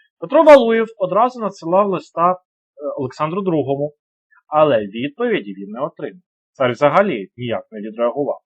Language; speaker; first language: Ukrainian; native; Ukrainian